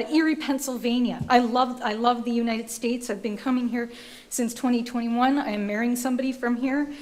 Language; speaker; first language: English; native; English